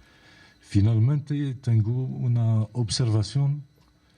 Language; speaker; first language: Spanish; non-native, fluent; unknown